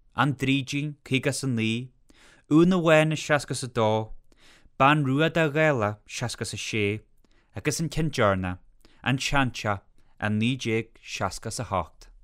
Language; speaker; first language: Irish; native; Irish